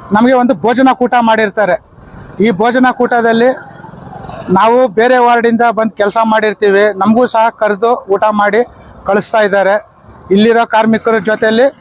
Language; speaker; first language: Kannada; native; Kannada